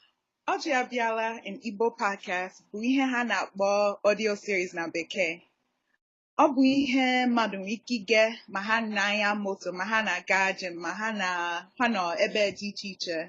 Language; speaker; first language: Igbo; non-native, learner; English